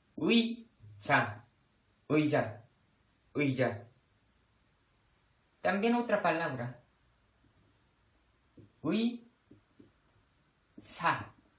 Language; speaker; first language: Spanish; non-native, fluent; Korean